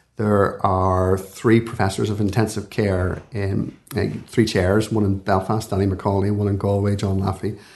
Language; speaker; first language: English; native; English